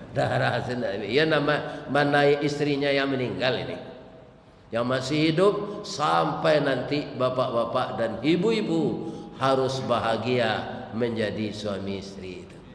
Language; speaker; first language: Malay; non-native, local second language; Minangkabau